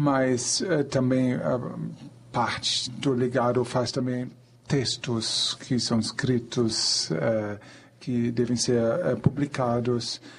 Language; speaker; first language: Portuguese; non-native, fluent; German